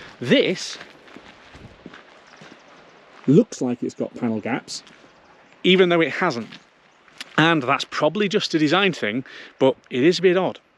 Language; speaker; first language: English; native; English